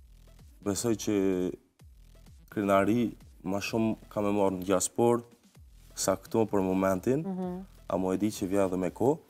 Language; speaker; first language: Albanian; early bilingual, heritage; Albanian